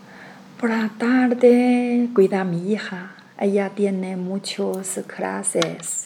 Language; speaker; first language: Spanish; non-native, learner; Chinese